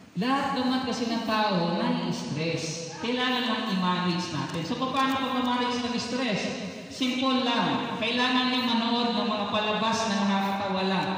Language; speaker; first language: Filipino; non-native, local second language; Cebuano